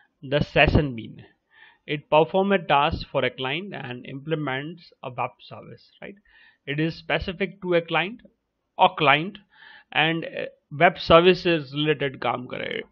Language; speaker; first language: English; non-native, local second language; Gujarati